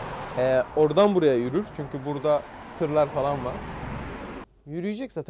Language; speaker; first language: Turkish; native; Turkish